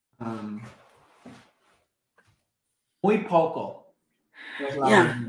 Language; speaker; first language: Spanish; non-native, fluent; English